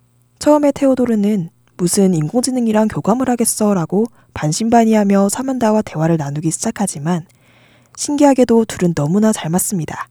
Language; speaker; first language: Korean; native; Korean